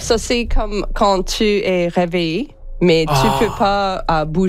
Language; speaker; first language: French; non-native, learner; English